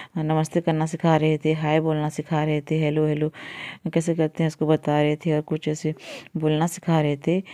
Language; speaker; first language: Hindi; non-native, local second language; Odia